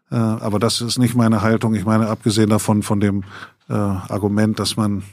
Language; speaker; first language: German; native; German